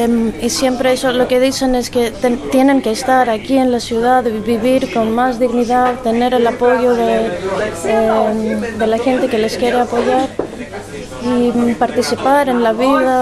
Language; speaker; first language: Spanish; non-native, fluent; Greek